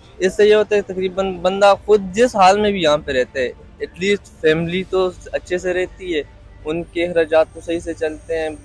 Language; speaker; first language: Urdu; non-native, local second language; Northern Hindko